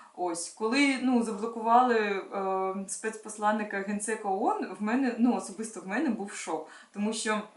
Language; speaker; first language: Ukrainian; non-native, local second language; Russian